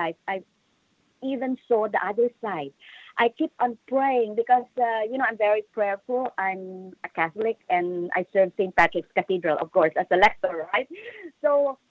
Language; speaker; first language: English; non-native, local second language; Filipino